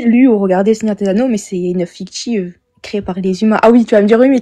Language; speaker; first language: French; native; French